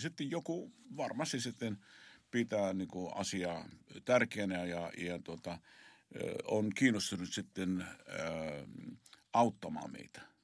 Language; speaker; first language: Finnish; non-native, fluent; Arabic